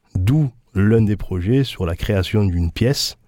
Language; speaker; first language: French; native; French